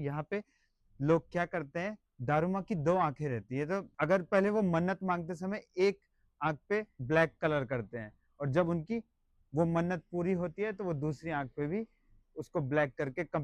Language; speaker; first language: Hindi; native; Hindi